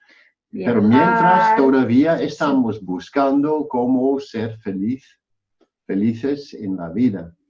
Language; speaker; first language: Spanish; non-native, fluent; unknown